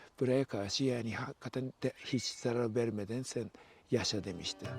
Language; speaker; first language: Turkish; non-native, fluent; Japanese